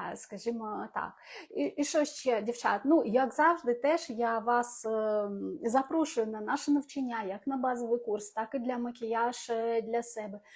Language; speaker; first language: Ukrainian; non-native, local second language; Russian